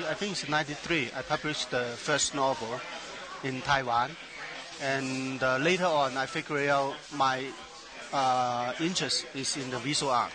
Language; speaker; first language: English; non-native, learner; Chinese